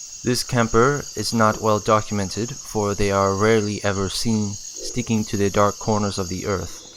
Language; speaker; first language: English; native; English